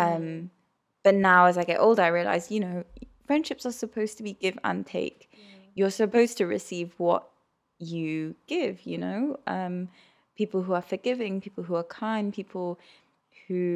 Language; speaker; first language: English; early bilingual, other home language; Urdu